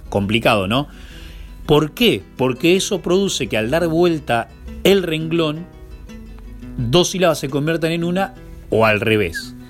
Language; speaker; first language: Spanish; native; Spanish